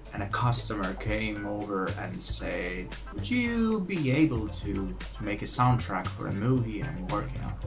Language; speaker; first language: English; non-native, fluent; Italian